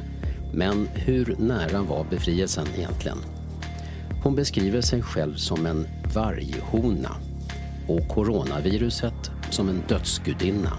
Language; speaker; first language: Swedish; native; Swedish